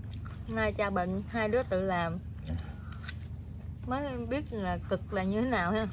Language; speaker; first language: Vietnamese; native; Vietnamese